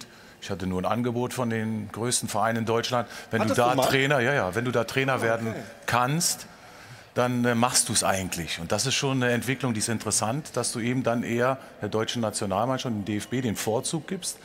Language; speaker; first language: German; native; German